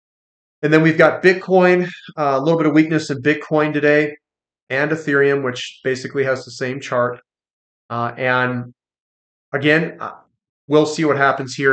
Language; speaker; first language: English; native; English